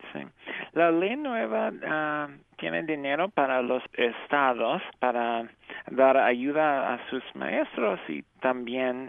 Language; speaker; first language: Spanish; early bilingual, heritage; English